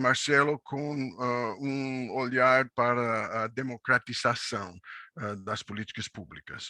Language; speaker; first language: Portuguese; non-native, fluent; English